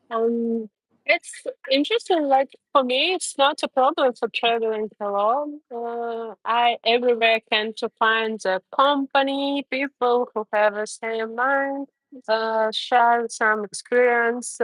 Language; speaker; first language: English; non-native, learner; Russian